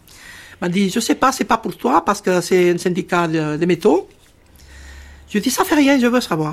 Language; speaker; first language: French; non-native, fluent; Spanish